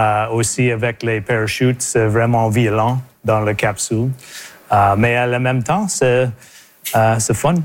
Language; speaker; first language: French; non-native, local second language; English